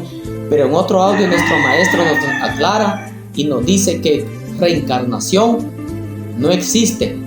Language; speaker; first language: Spanish; native; Spanish